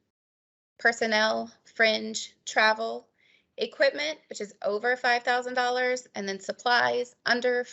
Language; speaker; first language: English; native; English